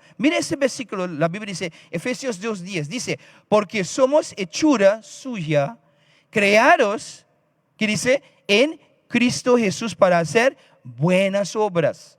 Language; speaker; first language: Spanish; non-native, fluent; English